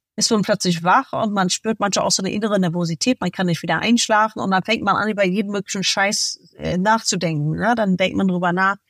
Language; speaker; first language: German; non-native, fluent; English